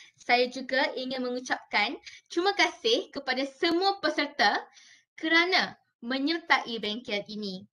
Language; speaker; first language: Malay; native; Malay